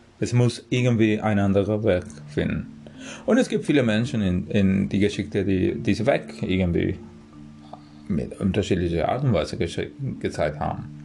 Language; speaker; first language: German; non-native, fluent; Spanish